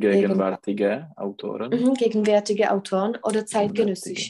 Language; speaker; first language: German; non-native, fluent; Czech